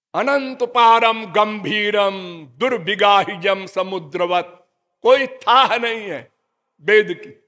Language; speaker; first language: Hindi; native; Hindi